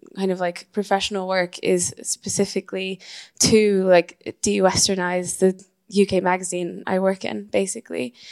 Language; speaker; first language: English; non-native, fluent; Spanish